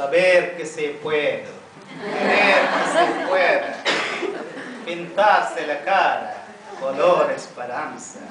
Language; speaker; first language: Spanish; non-native, fluent; Tamil